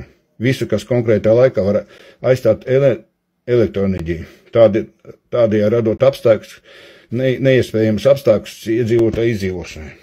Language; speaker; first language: Latvian; native; Latvian